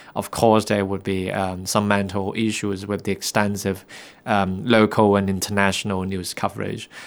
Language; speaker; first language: English; non-native, local second language; Cantonese